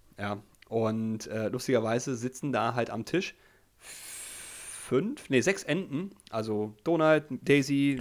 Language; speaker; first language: German; early bilingual, other home language; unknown